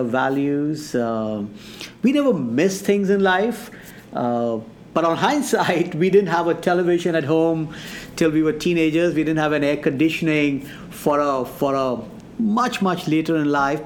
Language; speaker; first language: English; non-native, local second language; Hindi